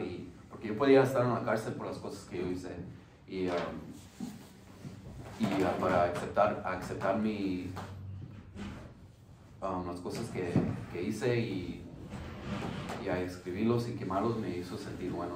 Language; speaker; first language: Spanish; early bilingual, heritage; Spanish